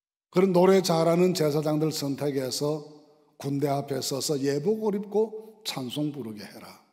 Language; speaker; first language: Korean; native; Korean